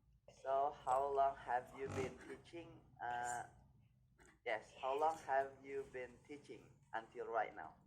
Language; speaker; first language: English; non-native, learner; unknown